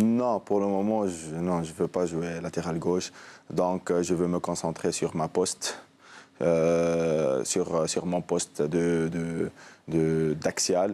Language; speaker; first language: French; non-native, local second language; Arabic